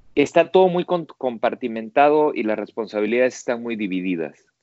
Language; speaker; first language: Spanish; native; Spanish